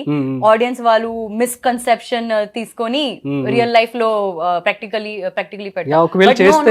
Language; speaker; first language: Telugu; non-native, learner; Gujarati